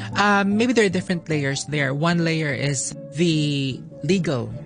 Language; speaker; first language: English; non-native, local second language; Filipino